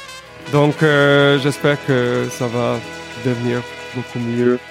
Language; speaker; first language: French; non-native, fluent; Hungarian